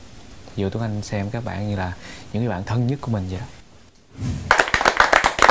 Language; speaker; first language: Vietnamese; native; Vietnamese